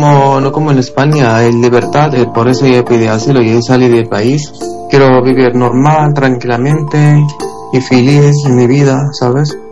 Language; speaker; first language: Spanish; non-native, learner; Arabic